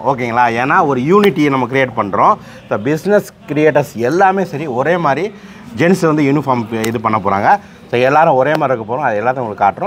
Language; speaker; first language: Tamil; native; Tamil